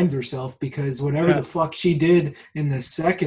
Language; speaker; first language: English; native; English